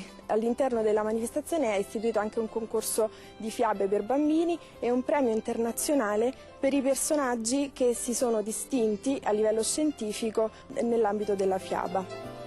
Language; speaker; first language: Italian; native; Italian